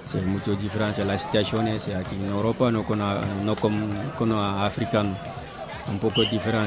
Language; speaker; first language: Spanish; non-native, learner; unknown